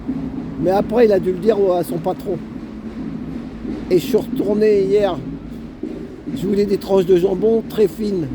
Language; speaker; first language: French; native; French